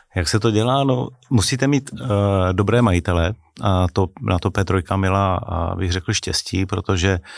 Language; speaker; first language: Czech; native; Czech